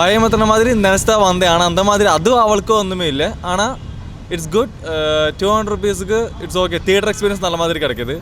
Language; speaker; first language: Tamil; non-native, local second language; Malayalam